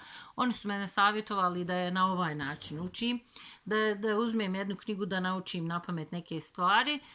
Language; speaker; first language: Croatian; non-native, fluent; Turkish